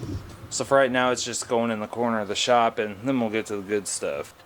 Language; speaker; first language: English; native; English